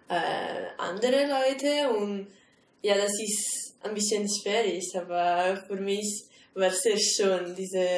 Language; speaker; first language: German; non-native, learner; Italian